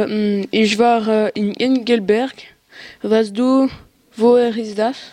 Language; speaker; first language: German; non-native, learner; French